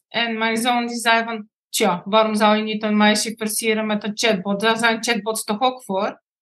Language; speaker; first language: Dutch; non-native, fluent; Bulgarian